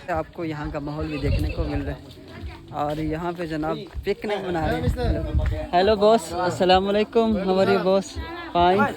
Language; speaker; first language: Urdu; non-native, local second language; Punjabi